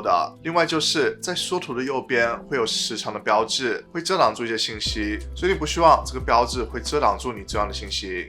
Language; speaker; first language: Chinese; native; Chinese